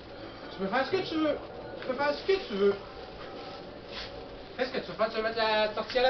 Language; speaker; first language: French; native; French